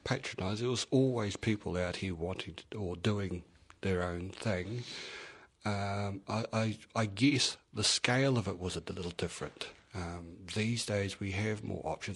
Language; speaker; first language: English; native; English